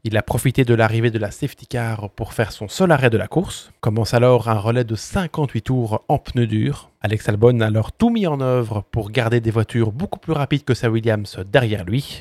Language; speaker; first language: French; native; French